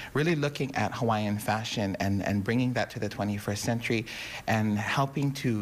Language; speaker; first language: English; native; English